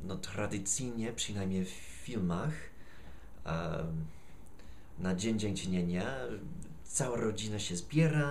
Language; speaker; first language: Polish; non-native, fluent; English